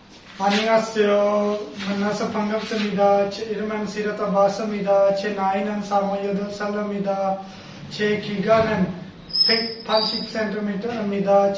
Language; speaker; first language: Korean; non-native, learner; Punjabi